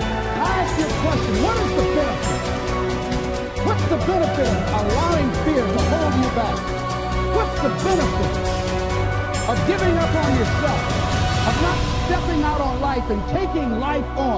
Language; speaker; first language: English; native; English